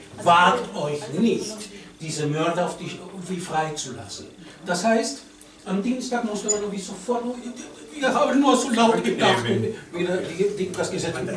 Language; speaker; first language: German; non-native, fluent; Spanish